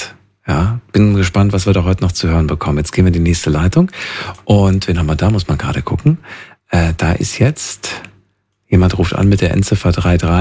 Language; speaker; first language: German; native; German